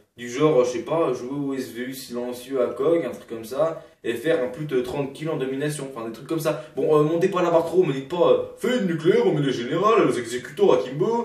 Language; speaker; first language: French; native; French